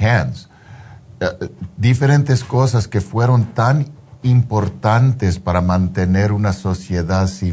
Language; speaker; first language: Spanish; early bilingual, heritage; Spanish